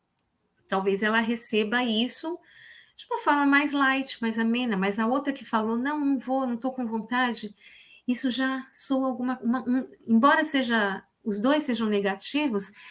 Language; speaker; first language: Portuguese; native; Portuguese